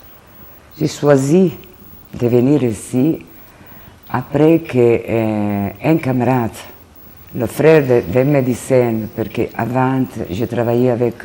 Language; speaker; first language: French; non-native, learner; Italian